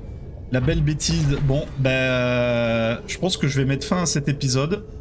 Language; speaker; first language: French; native; French